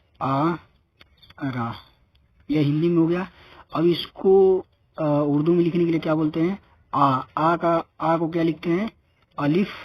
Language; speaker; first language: Hindi; native; Hindi